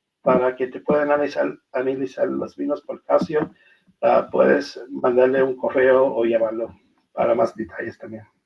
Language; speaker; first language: Spanish; non-native, learner; English